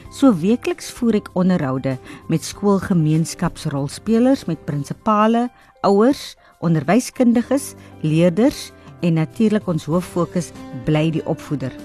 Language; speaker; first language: Afrikaans; native; Afrikaans